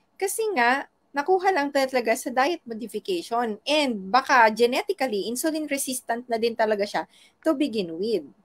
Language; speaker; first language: Filipino; non-native, local second language; Iloko